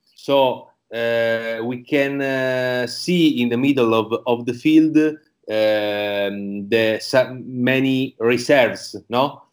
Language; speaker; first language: English; non-native, learner; Italian